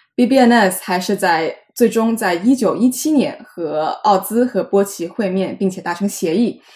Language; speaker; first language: Chinese; native; Chinese